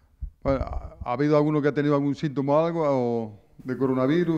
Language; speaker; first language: Spanish; native; Spanish